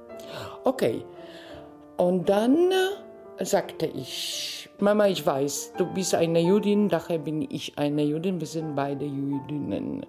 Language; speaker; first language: German; non-native, fluent; Polish